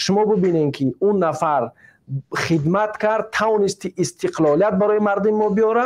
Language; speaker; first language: Persian; native; Persian